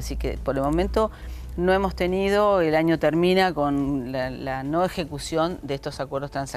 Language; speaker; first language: Spanish; native; Spanish